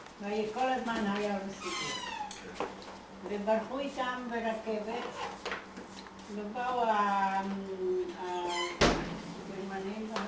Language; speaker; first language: Hebrew; non-native, fluent; Hungarian